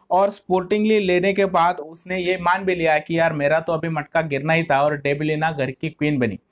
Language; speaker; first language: Hindi; non-native, local second language; Marathi